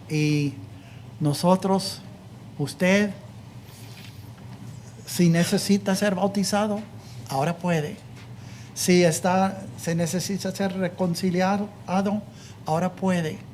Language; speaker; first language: Spanish; non-native, fluent; English